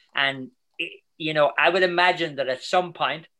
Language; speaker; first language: English; native; English